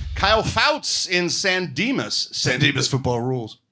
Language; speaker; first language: English; native; English